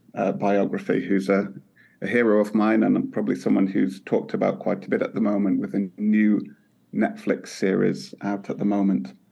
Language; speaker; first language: English; native; English